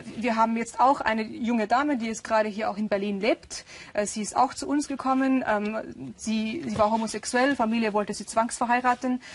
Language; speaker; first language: German; early bilingual, other home language; Urdu